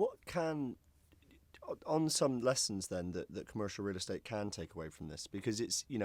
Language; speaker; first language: English; native; English